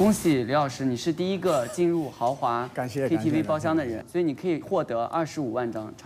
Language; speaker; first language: Chinese; native; Chinese